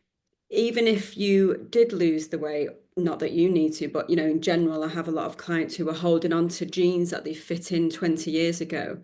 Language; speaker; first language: English; native; English